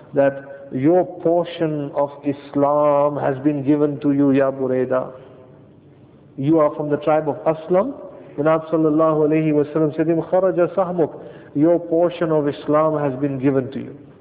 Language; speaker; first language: English; early bilingual, other home language; Urdu